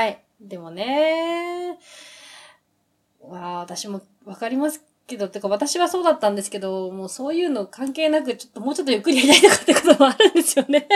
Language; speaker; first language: Japanese; native; Japanese